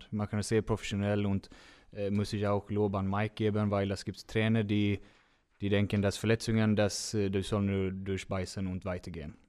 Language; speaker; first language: German; non-native, fluent; Swedish